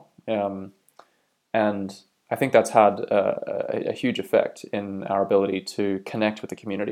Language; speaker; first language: English; native; English